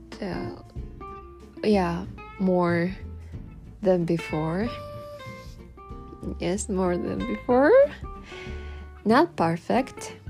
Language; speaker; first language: English; non-native, learner; Japanese